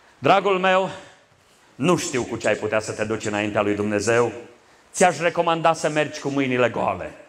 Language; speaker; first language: Romanian; native; Romanian